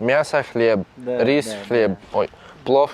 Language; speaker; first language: Russian; non-native, learner; Lithuanian